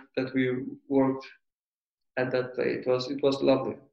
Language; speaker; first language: English; non-native, fluent; Albanian